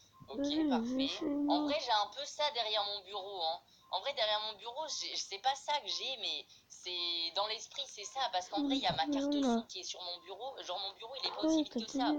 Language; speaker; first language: French; native; French